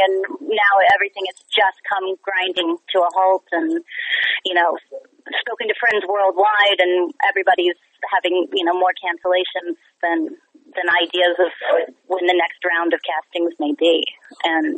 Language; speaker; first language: English; native; English